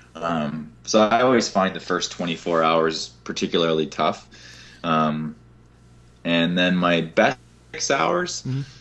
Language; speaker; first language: English; native; English